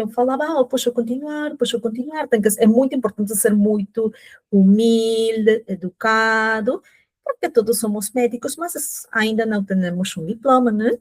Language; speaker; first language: Portuguese; non-native, fluent; Spanish